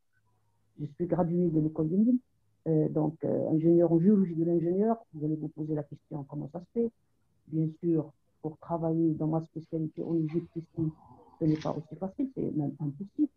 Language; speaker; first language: French; non-native, local second language; Arabic